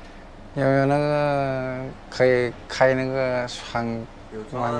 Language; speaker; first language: Chinese; non-native, learner; Vietnamese